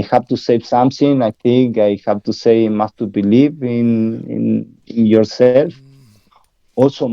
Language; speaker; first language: English; non-native, learner; Spanish